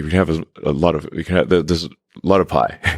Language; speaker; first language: English; native; English